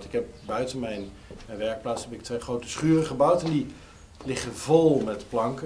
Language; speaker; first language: Dutch; native; Dutch